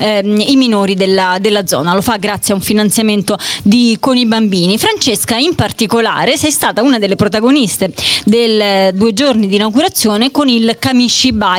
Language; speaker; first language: Italian; native; Italian